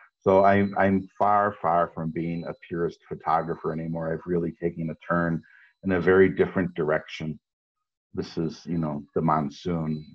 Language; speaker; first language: English; native; English